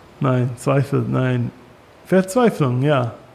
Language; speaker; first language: German; non-native, learner; English